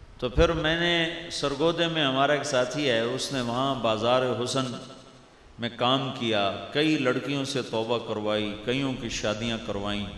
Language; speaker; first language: Urdu; non-native, local second language; Punjabi